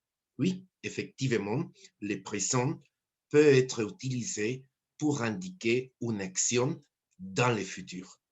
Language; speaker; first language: French; non-native, fluent; Spanish